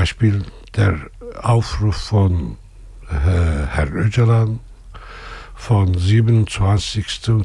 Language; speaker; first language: German; non-native, fluent; Kurdish